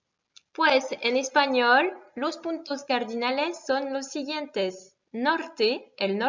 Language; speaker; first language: Spanish; non-native, fluent; French